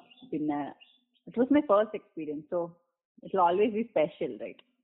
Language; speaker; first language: English; non-native, local second language; Malayalam